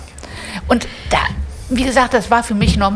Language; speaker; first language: German; native; German